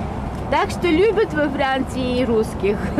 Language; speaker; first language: Russian; non-native, learner; Bulgarian